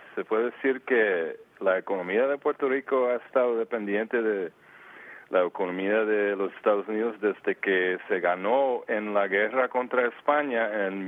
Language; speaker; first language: Spanish; early bilingual, heritage; Spanish